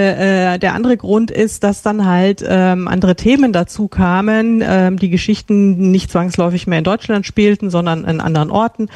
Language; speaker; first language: German; native; German